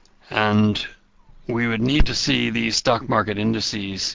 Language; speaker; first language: English; native; English